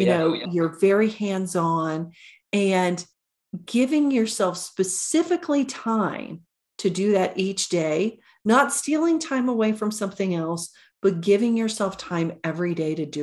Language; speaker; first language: English; native; English